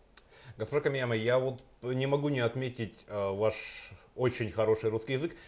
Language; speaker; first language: Russian; native; Russian